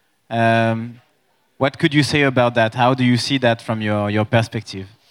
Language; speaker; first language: English; non-native, fluent; French